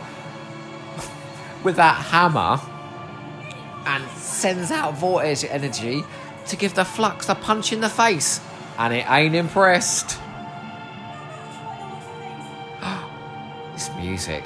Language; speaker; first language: English; native; English